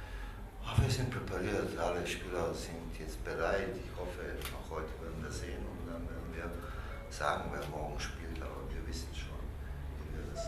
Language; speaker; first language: German; non-native, learner; Croatian